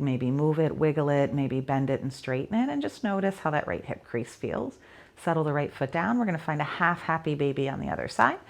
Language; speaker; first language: English; native; English